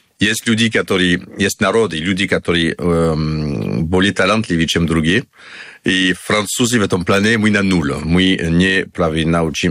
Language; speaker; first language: Russian; non-native, fluent; French